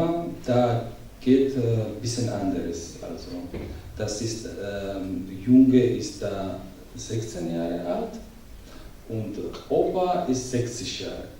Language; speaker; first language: German; non-native, learner; Georgian